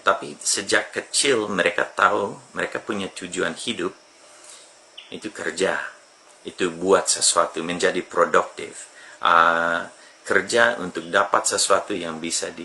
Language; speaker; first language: Indonesian; non-native, fluent; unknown